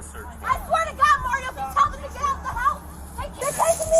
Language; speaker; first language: English; native; English